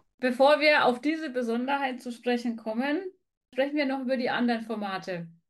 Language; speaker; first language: German; native; German